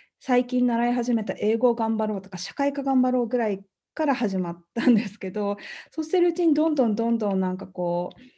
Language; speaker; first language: Japanese; native; Japanese